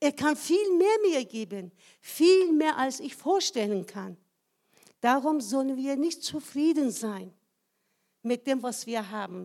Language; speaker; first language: German; non-native, fluent; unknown